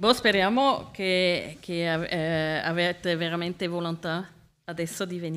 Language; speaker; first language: Italian; non-native, learner; Swiss German